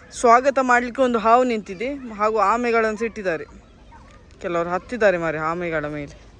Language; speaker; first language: Kannada; native; Kannada